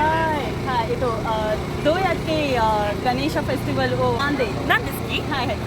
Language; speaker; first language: Japanese; non-native, learner; Marathi